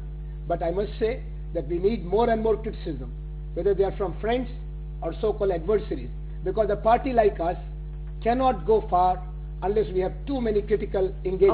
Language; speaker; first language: English; non-native, local second language; Hindi